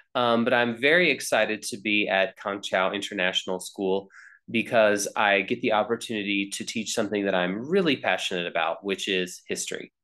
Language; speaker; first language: English; native; English